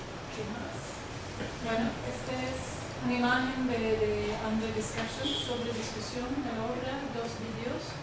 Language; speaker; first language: Spanish; non-native, learner; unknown